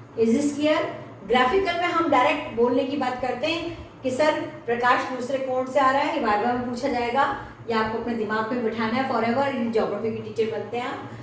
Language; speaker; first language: Hindi; native; Hindi